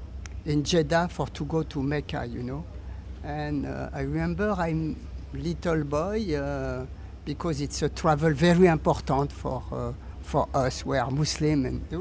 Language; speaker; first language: English; non-native, learner; French